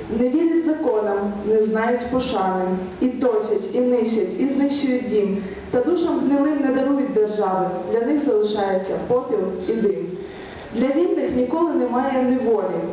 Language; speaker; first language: Ukrainian; native; Ukrainian